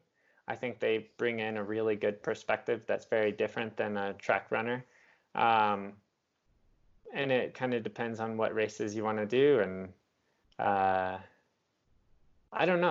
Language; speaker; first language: English; native; English